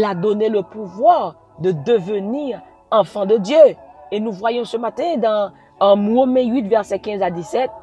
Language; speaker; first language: French; non-native, local second language; Haitian Creole